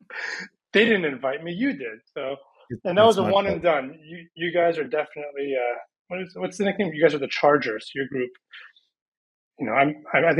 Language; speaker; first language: English; early bilingual, other home language; Persian